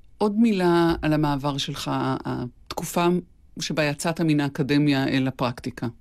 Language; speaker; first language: Hebrew; native; Hebrew